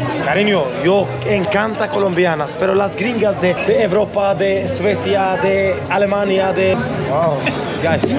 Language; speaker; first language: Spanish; non-native, learner; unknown